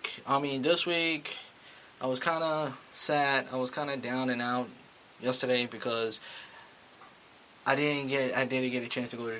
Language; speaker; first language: English; native; English